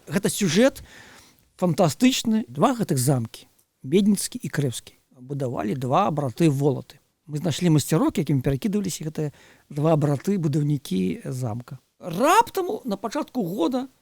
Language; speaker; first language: Belarusian; native; Belarusian